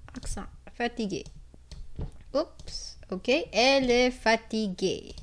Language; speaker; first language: French; non-native, fluent; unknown